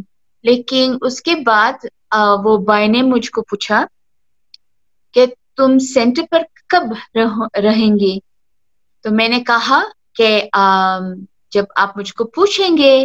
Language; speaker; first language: Hindi; early bilingual, heritage; Hindi